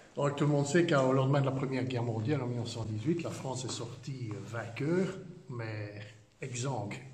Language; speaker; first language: French; native; French